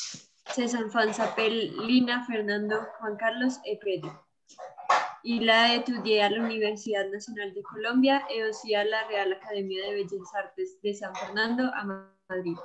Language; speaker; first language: French; non-native, learner; Spanish